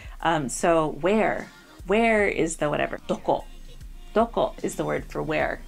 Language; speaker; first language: English; native; English